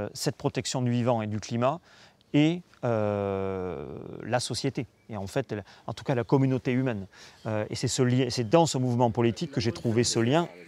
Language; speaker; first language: French; native; French